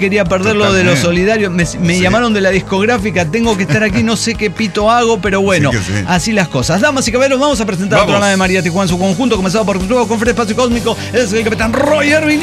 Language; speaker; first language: Spanish; native; Spanish